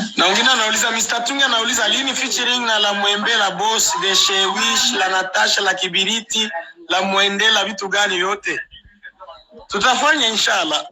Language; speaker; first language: Swahili; non-native, local second language; Rundi